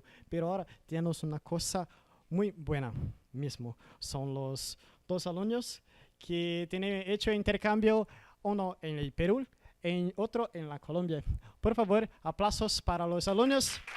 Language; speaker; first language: Spanish; non-native, learner; Portuguese